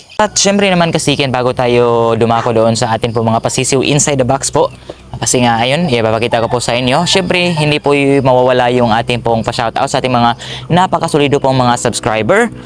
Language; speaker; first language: Filipino; non-native, local second language; Cebuano